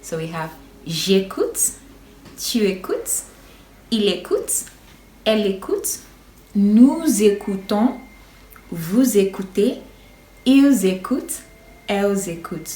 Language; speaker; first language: French; non-native, fluent; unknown